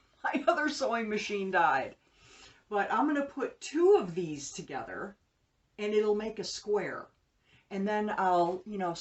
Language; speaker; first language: English; native; English